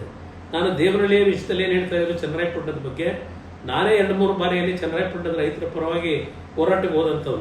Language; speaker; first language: Kannada; native; Kannada